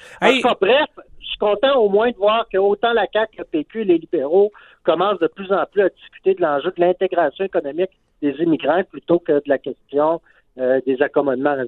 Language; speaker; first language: French; native; French